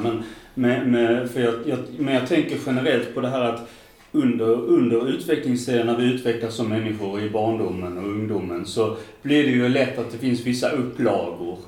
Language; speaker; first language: Swedish; native; Swedish